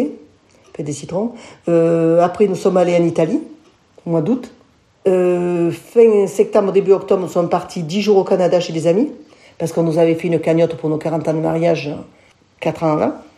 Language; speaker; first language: French; native; French